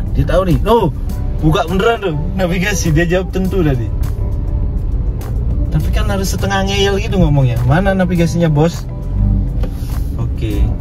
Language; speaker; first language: Indonesian; native; Indonesian